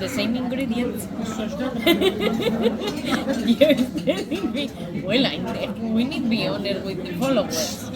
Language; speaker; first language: English; non-native, learner; Spanish